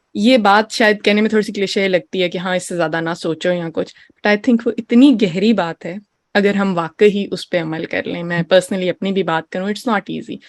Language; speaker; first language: Urdu; native; Urdu